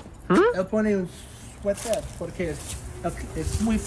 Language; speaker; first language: Spanish; non-native, learner; English